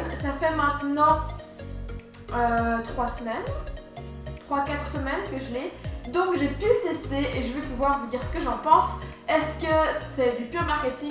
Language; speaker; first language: French; native; French